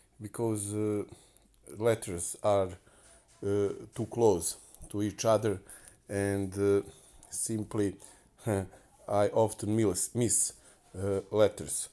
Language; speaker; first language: English; non-native, learner; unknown